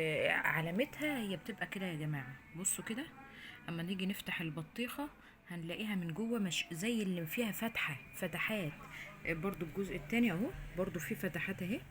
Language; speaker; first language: Arabic; native; Arabic